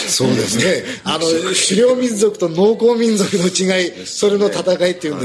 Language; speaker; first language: Japanese; native; Japanese